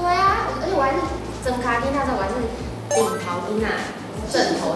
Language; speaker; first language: Chinese; native; Chinese